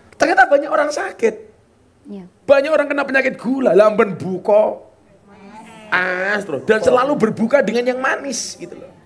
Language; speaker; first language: Indonesian; non-native, local second language; Javanese